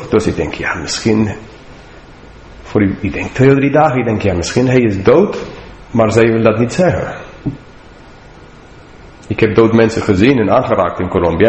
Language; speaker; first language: Dutch; non-native, fluent; English